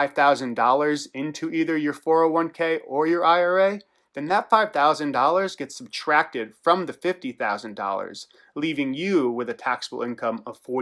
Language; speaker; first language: English; native; English